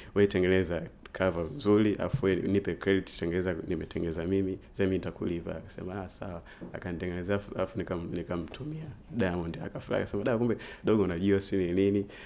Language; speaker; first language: Swahili; native; Swahili